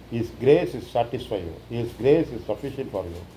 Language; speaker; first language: English; non-native, local second language; Tamil